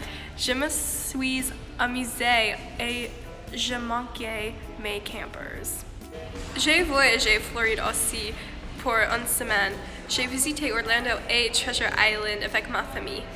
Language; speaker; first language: French; non-native, learner; English